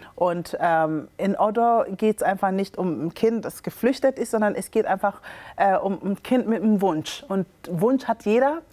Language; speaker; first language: German; early bilingual, other home language; Akan